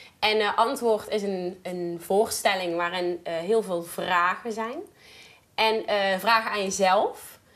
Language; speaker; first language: Dutch; native; Dutch